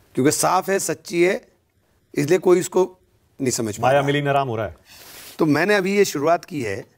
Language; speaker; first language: Hindi; native; Hindi